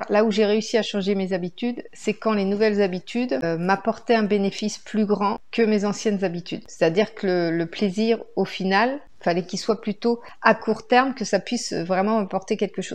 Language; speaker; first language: French; native; French